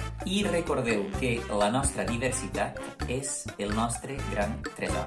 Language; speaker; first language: Catalan; native; Catalan